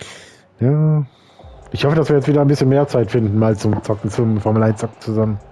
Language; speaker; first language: German; native; German